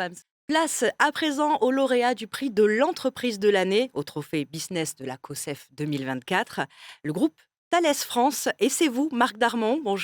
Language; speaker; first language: French; native; French